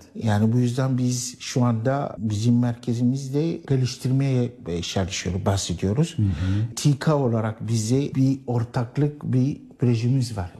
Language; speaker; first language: Turkish; non-native, learner; Arabic